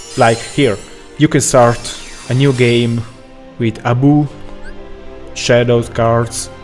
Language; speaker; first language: English; non-native, fluent; Italian